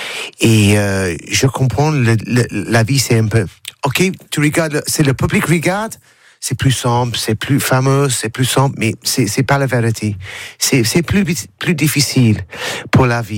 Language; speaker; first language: French; non-native, learner; English